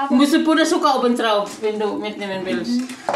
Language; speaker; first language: German; non-native, learner; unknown